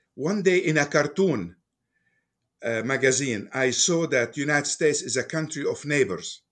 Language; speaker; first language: English; non-native, fluent; Arabic